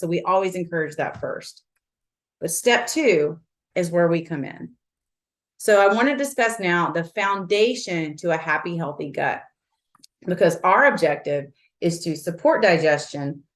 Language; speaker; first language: English; native; English